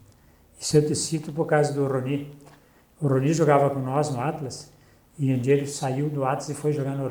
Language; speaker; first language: Portuguese; native; Portuguese